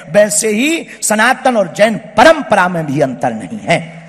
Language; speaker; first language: Hindi; native; Hindi